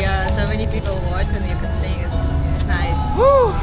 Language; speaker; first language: English; non-native, learner; Russian